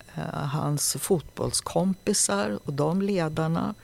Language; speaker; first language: Swedish; native; Swedish